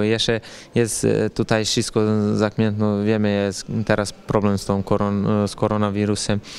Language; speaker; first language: Polish; non-native, learner; Serbian